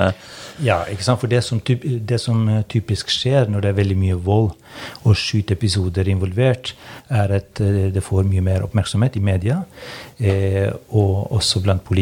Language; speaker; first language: Norwegian; non-native, fluent; Albanian